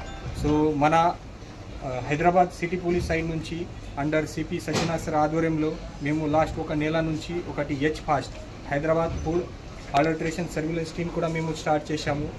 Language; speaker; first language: Telugu; non-native, local second language; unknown